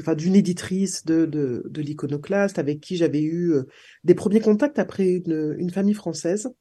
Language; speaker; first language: French; native; French